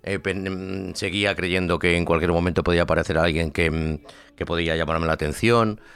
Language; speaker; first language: Spanish; native; Spanish